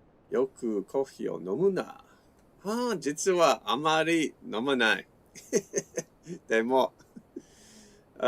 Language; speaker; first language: Japanese; non-native, learner; English